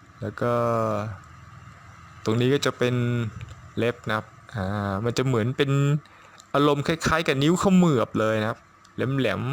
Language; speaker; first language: Thai; native; Thai